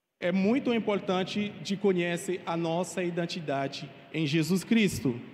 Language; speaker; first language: Portuguese; non-native, fluent; Haitian Creole